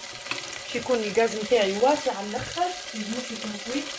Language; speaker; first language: Arabic; native; Arabic